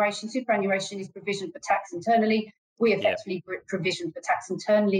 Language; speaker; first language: English; native; English